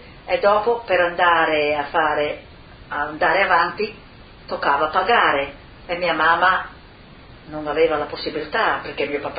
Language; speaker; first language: Italian; non-native, local second language; Friulian